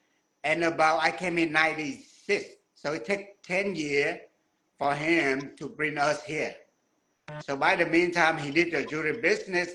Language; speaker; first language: English; non-native, learner; Vietnamese